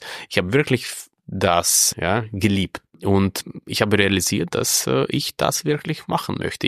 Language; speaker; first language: German; non-native, fluent; Russian